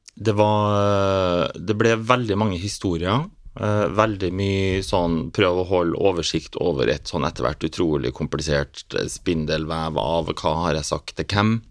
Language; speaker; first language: Norwegian; native; Norwegian